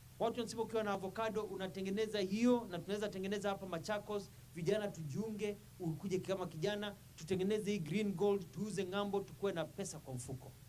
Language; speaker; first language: Swahili; non-native, local second language; Kamba